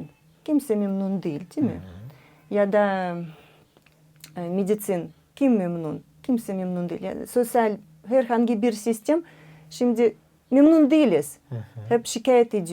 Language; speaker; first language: Turkish; non-native, learner; Russian